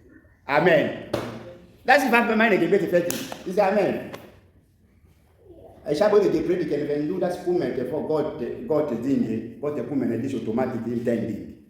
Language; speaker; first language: German; non-native, learner; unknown